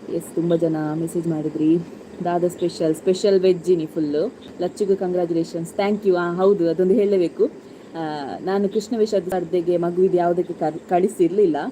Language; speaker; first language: Kannada; non-native, local second language; Tulu